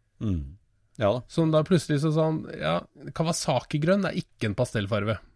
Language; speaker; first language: Norwegian; native; Norwegian